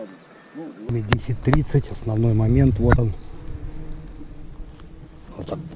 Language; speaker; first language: Russian; native; Russian